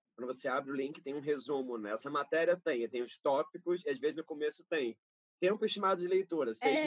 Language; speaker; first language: Portuguese; native; Portuguese